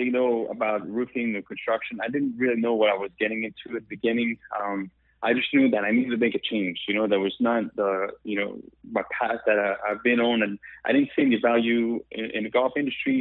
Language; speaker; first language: English; non-native, fluent; French